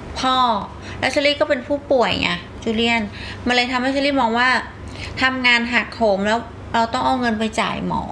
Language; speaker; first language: Thai; native; Thai